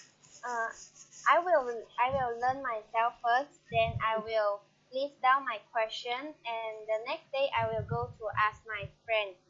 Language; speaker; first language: English; non-native, learner; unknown